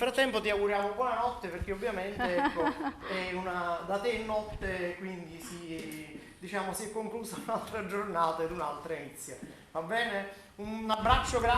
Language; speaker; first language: Italian; native; Italian